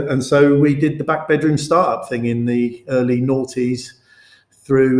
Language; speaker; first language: English; native; English